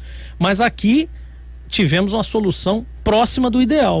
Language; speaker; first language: Portuguese; native; Portuguese